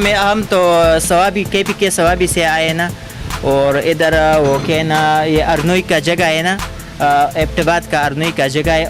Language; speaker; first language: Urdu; non-native, local second language; Pashto